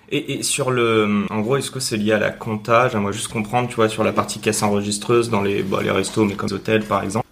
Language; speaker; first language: French; native; French